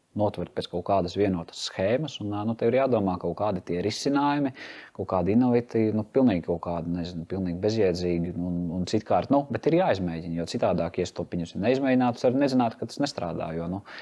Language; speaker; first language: Latvian; native; Latvian